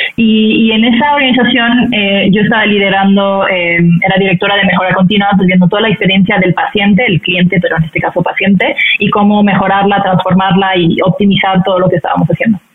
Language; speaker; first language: Spanish; non-native, fluent; French